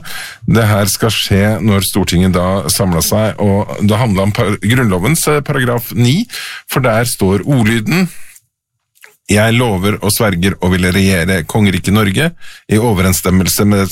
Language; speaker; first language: Norwegian; native; Norwegian